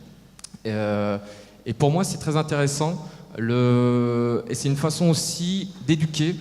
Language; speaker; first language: French; native; French